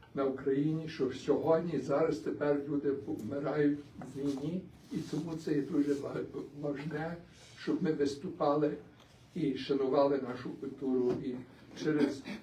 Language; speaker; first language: Ukrainian; early bilingual, other home language; English